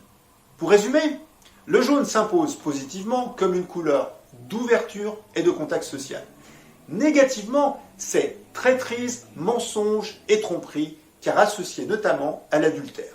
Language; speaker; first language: French; native; French